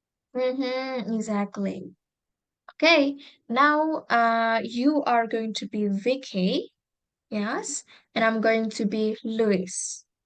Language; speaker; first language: English; non-native, fluent; Indonesian